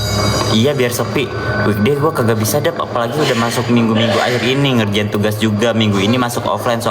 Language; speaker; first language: Indonesian; native; Indonesian